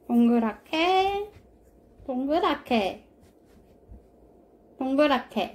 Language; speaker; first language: Korean; native; Korean